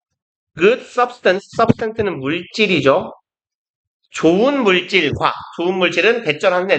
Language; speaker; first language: Korean; native; Korean